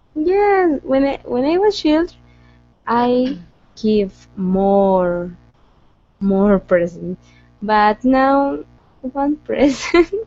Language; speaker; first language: English; non-native, learner; Spanish